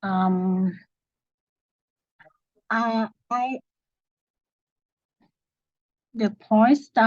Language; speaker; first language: English; non-native, learner; Vietnamese